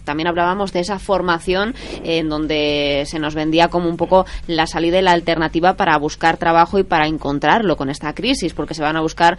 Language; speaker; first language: Spanish; native; Spanish